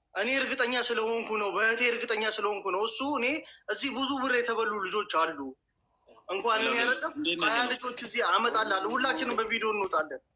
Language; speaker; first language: Amharic; native; Amharic